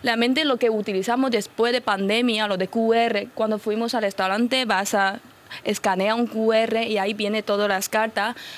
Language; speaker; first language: Spanish; non-native, fluent; Chinese